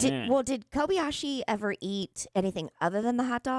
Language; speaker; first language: English; native; English